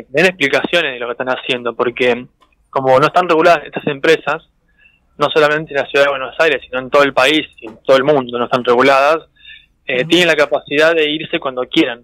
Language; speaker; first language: Spanish; native; Spanish